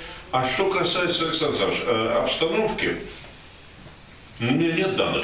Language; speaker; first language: Russian; native; Russian